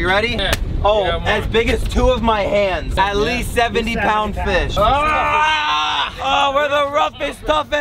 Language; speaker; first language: English; native; English